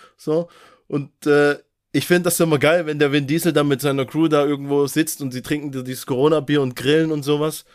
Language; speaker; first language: German; native; German